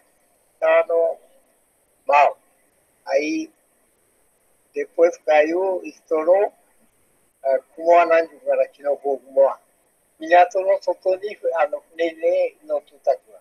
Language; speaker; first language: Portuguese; non-native, learner; Japanese